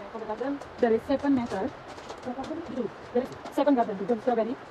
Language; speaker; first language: English; non-native, learner; Indonesian